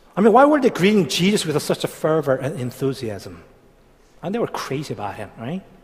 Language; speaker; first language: English; non-native, fluent; Korean